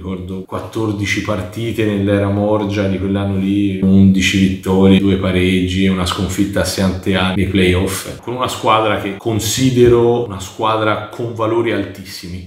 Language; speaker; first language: Italian; native; Italian